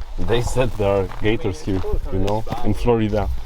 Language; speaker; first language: English; non-native, fluent; Polish